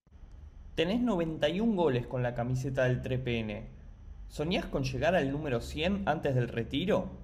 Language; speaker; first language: Spanish; native; Spanish